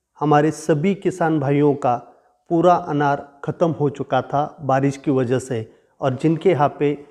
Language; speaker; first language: Hindi; non-native, local second language; Marathi